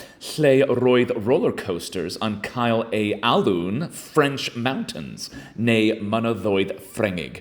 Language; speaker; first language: Welsh; non-native, learner; English